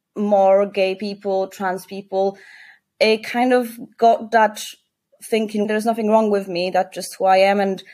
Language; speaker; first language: English; non-native, fluent; Polish